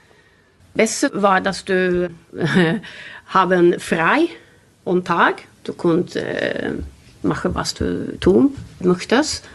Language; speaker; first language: German; non-native, learner; Swedish